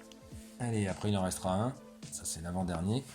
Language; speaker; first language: French; native; French